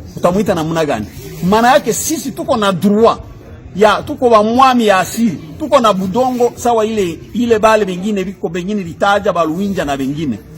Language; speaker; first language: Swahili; non-native, local second language; Kinyarwanda